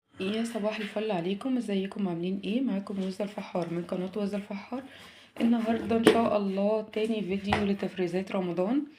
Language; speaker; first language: Arabic; native; Arabic